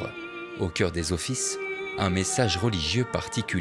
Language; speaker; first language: French; native; French